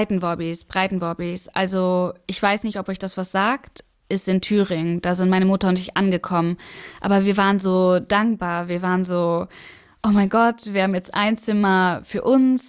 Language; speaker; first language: German; early bilingual, other home language; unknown